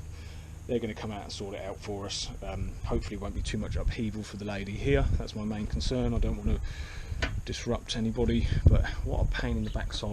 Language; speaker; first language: English; native; English